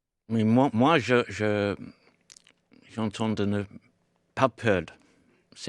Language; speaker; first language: French; non-native, fluent; English